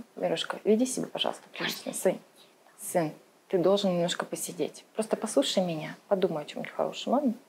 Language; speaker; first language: Russian; native; Russian